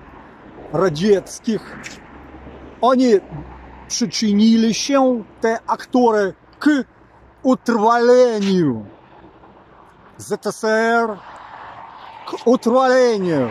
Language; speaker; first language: Polish; non-native, fluent; Ukrainian